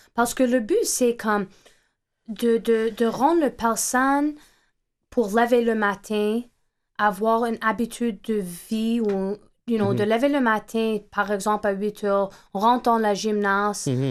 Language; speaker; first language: French; non-native, fluent; English